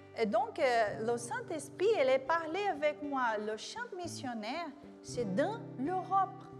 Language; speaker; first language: French; non-native, learner; Portuguese